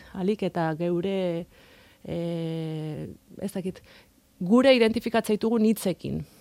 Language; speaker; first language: Basque; non-native, local second language; Spanish